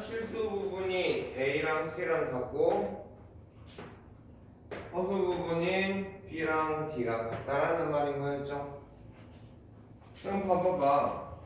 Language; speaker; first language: Korean; native; Korean